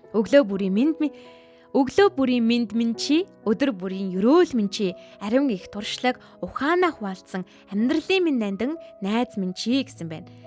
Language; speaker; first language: Mongolian; native; Mongolian